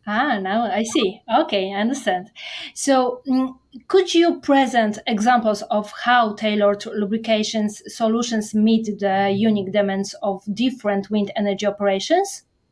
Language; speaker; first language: English; non-native, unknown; Polish